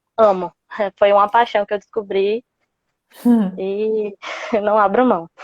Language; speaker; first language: Portuguese; native; Portuguese